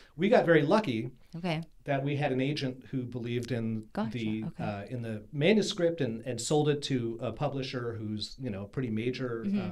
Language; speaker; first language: English; native; English